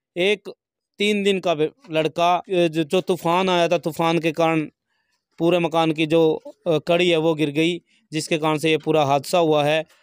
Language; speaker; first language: Hindi; native; Hindi